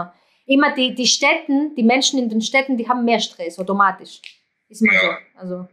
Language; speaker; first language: German; non-native, fluent; Greek